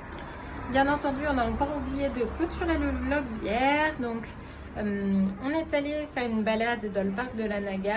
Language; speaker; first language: French; native; French